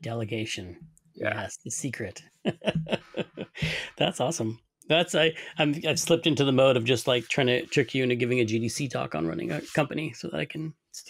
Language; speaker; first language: English; native; English